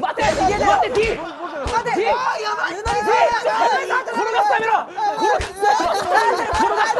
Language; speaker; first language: Japanese; native; Japanese